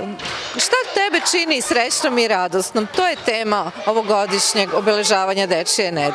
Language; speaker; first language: Serbian; native; Serbian